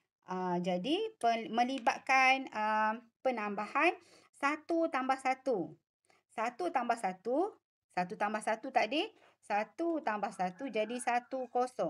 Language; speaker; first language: Malay; native; Malay